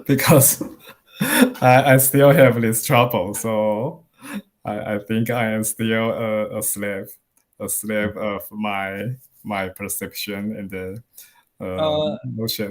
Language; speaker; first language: English; non-native, learner; Chinese